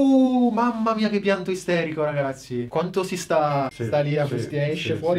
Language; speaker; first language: Italian; native; Italian